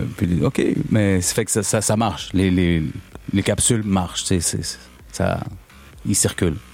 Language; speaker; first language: French; early bilingual, other home language; Spanish